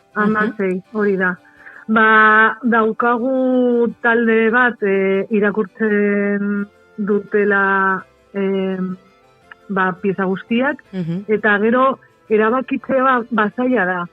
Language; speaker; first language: Basque; non-native, local second language; Spanish